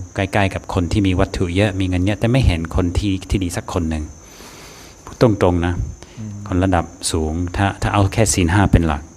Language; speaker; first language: Thai; non-native, fluent; English